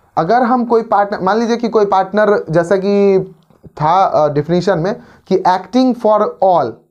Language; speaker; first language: Hindi; native; Hindi